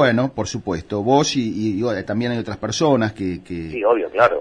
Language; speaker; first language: Spanish; native; Spanish